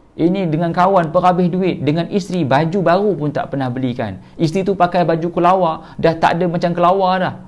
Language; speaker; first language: Malay; native; Malay